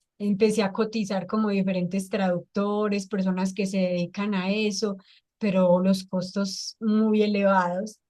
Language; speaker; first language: Spanish; native; Spanish